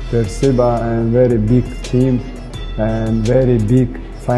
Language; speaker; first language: English; non-native, learner; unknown